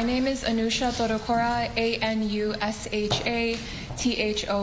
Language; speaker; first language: English; native; English